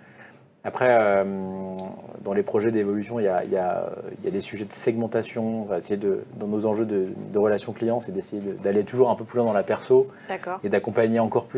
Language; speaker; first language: French; native; French